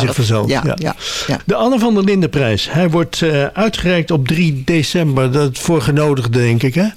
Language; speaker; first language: Dutch; native; Dutch